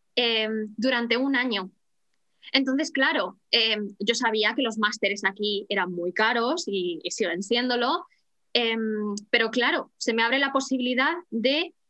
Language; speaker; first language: Spanish; native; Spanish